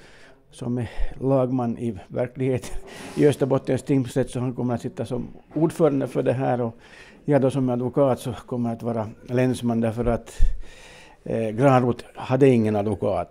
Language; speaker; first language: Swedish; native; Swedish